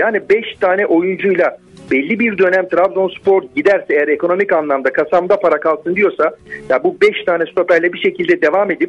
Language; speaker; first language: Turkish; native; Turkish